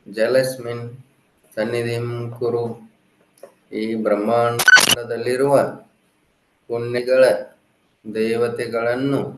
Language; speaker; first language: Kannada; native; Kannada